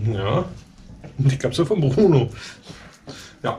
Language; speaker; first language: German; native; German